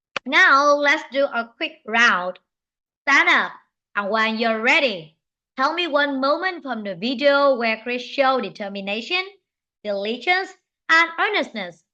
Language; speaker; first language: English; non-native, fluent; Vietnamese